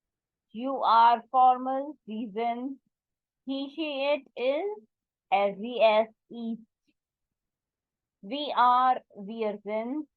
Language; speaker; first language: German; non-native, learner; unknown